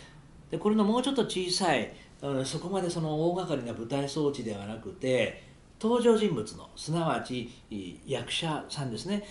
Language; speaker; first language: Japanese; native; Japanese